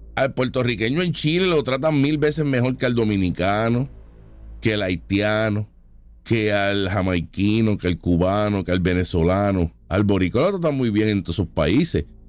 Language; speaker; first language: Spanish; native; Spanish